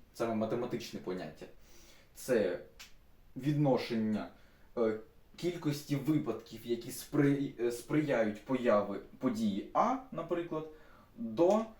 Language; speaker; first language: Ukrainian; non-native, local second language; Russian